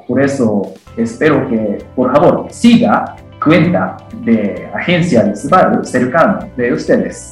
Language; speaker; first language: Spanish; non-native, fluent; Japanese